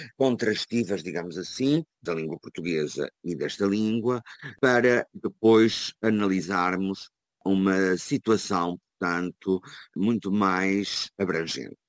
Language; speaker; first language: Portuguese; native; Portuguese